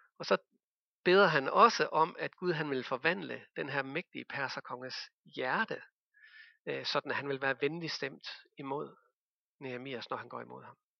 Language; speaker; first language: Danish; native; Danish